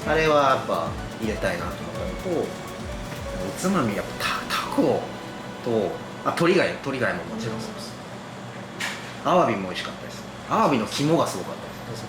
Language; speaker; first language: Japanese; native; Japanese